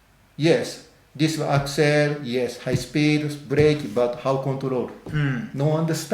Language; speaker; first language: English; non-native, learner; Japanese